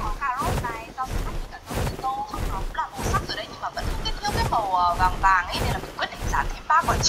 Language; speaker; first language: Vietnamese; native; Vietnamese